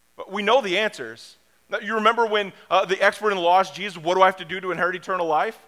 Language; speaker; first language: English; native; English